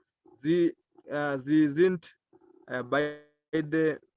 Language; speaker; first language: German; non-native, learner; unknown